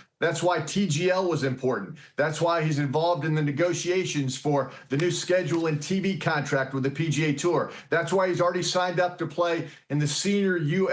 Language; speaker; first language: English; native; English